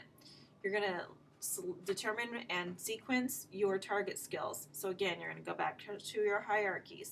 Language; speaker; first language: English; native; English